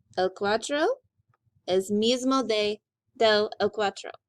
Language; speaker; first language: Spanish; non-native, learner; English